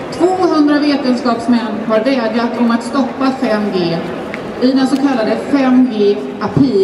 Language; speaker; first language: Swedish; native; Swedish